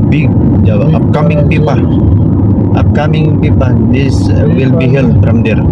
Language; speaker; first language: English; non-native, learner; Filipino